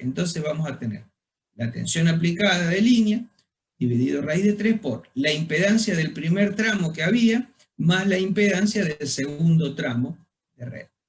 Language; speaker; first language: Spanish; native; Spanish